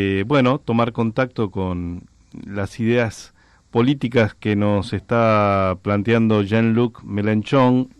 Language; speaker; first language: Spanish; native; Spanish